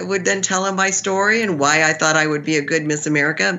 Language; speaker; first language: English; native; English